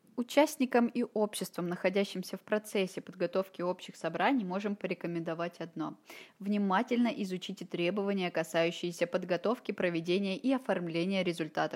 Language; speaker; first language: Russian; native; Russian